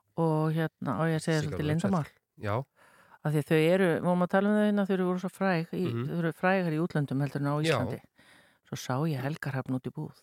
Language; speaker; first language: Icelandic; native; Icelandic